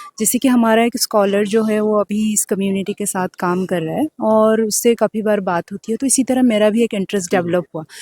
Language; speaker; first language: Hindi; non-native, local second language; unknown